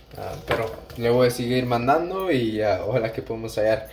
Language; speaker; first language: Spanish; early bilingual, heritage; English